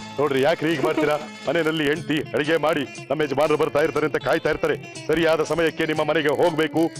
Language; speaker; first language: Kannada; native; Kannada